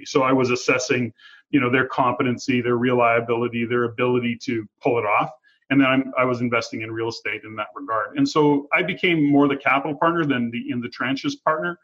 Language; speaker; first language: English; native; English